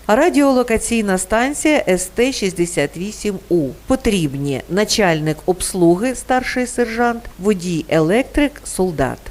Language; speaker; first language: Ukrainian; native; Ukrainian